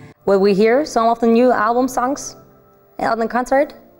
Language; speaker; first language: English; non-native, fluent; German